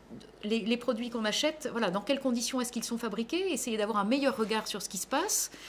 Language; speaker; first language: French; native; French